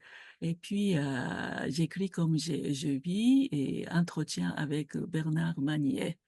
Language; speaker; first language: French; non-native, fluent; Japanese